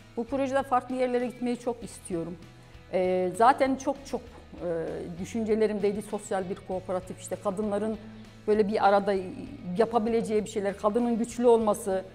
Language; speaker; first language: Turkish; native; Turkish